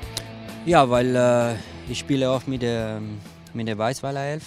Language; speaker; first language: German; non-native, local second language; Italian